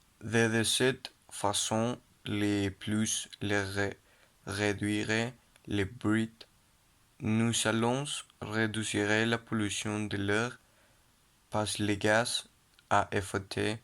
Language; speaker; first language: French; non-native, learner; Spanish